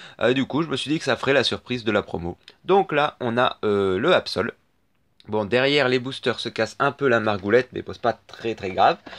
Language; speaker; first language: French; native; French